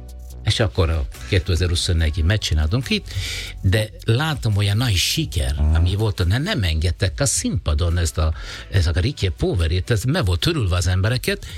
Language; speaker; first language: Hungarian; non-native, fluent; Italian